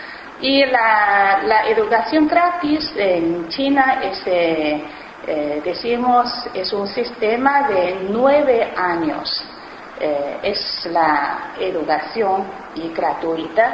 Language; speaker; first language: Spanish; non-native, fluent; Chinese